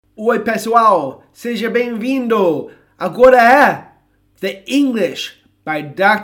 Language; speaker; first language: Portuguese; non-native, fluent; English